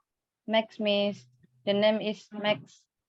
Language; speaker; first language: English; non-native, learner; Indonesian